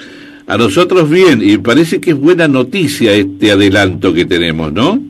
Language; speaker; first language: Spanish; native; Spanish